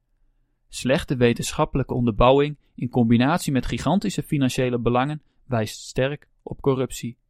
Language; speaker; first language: Dutch; native; Dutch